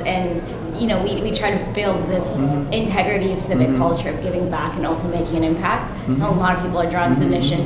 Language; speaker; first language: English; native; English